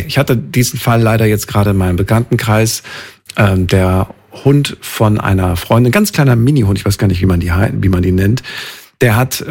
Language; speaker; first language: German; native; German